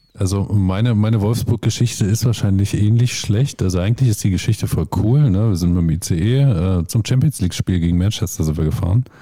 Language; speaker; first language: German; native; German